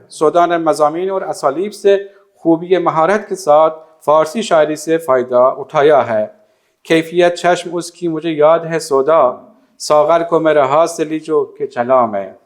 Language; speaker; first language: Urdu; non-native, fluent; Persian